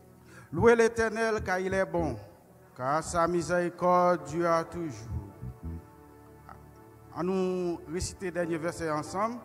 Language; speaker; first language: French; non-native, local second language; Haitian Creole